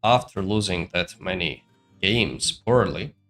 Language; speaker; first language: English; non-native, fluent; Georgian